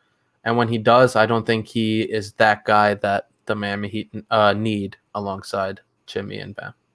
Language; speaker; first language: English; native; English